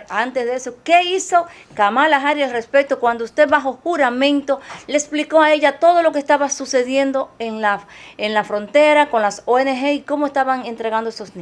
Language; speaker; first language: Spanish; native; Spanish